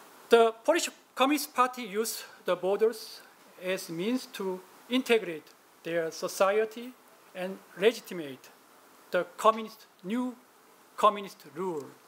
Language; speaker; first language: English; non-native, fluent; Korean